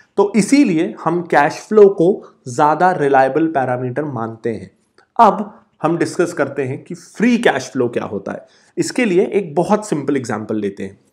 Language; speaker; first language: Hindi; native; Hindi